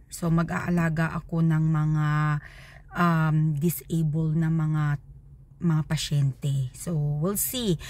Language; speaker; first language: Filipino; non-native, local second language; Iloko